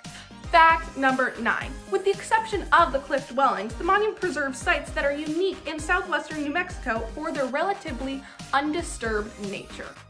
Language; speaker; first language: English; native; English